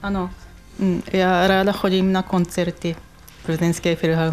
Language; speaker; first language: Czech; non-native, fluent; Japanese